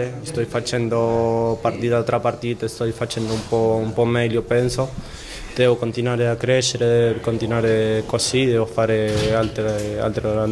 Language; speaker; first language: Italian; non-native, learner; Spanish